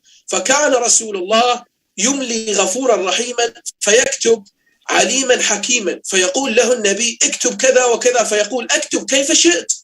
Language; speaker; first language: Arabic; native; Arabic